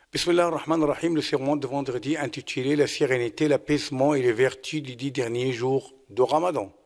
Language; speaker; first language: French; non-native, fluent; Arabic